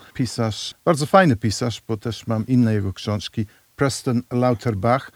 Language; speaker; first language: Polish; non-native, fluent; English